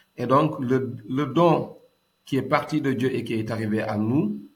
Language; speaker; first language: French; non-native, local second language; Wolof